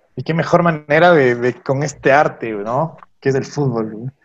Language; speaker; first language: Spanish; native; Spanish